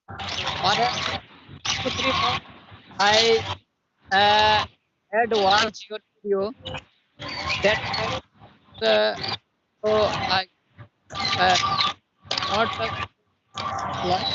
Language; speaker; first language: English; non-native, learner; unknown